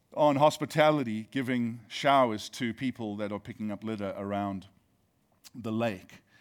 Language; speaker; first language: English; native; English